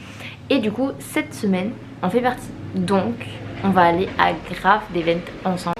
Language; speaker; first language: French; native; French